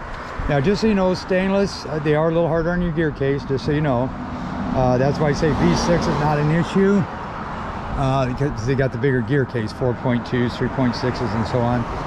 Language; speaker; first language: English; native; English